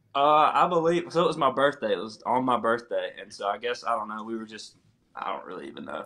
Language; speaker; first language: English; native; English